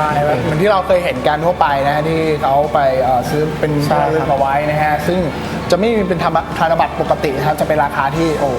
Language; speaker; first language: Thai; native; Thai